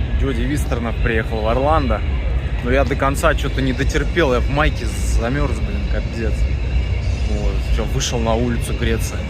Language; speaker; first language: Russian; native; Russian